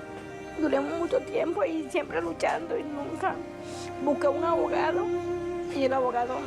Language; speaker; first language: Spanish; native; Spanish